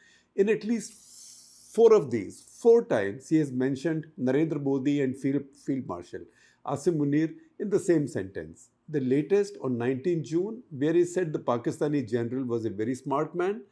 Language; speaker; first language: English; non-native, local second language; Hindi